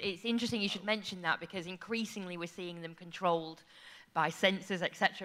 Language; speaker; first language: English; native; English